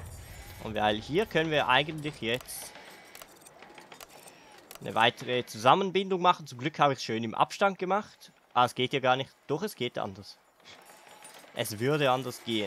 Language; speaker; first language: German; native; German